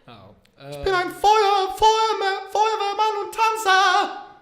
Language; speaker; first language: German; non-native, learner; Swedish